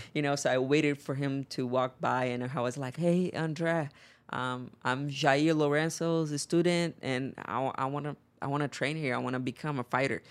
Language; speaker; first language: English; non-native, fluent; Portuguese